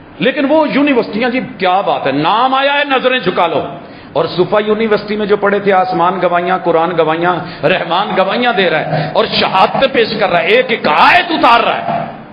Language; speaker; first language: Urdu; non-native, local second language; Punjabi